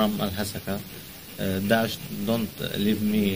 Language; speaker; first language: English; non-native, learner; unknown